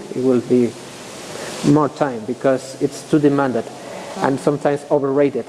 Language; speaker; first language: English; non-native, fluent; Spanish